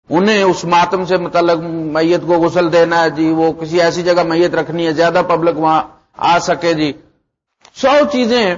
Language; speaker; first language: Urdu; non-native, local second language; Punjabi